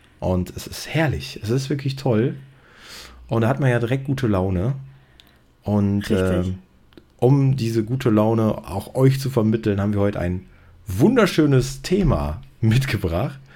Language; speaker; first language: German; native; German